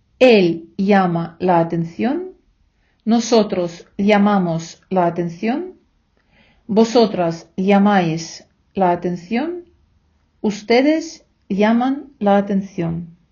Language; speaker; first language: Spanish; non-native, fluent; Ukrainian